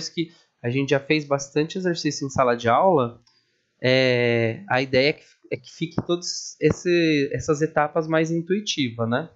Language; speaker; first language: Portuguese; native; Portuguese